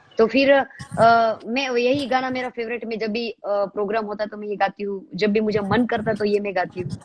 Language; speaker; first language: Hindi; non-native, local second language; Gujarati